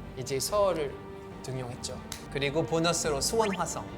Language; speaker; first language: Korean; non-native, fluent; French